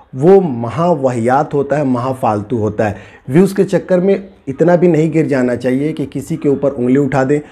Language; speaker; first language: Hindi; native; Hindi